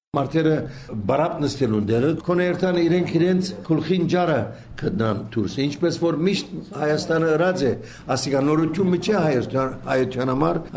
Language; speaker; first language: Armenian; early bilingual, heritage; Armenian